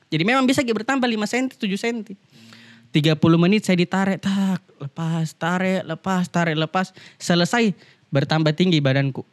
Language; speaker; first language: Indonesian; native; Indonesian